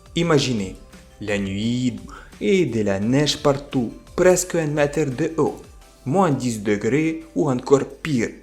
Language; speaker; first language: French; non-native, fluent; Ukrainian